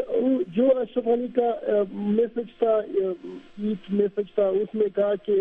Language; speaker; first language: Hindi; non-native, fluent; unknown